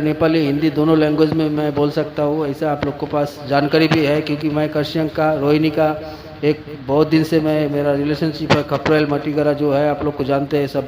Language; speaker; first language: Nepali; non-native, local second language; Bangla